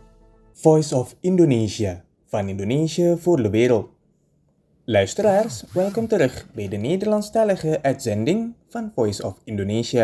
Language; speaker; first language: Dutch; non-native, fluent; Indonesian